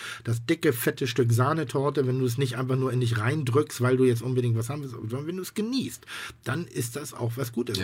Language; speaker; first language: German; native; German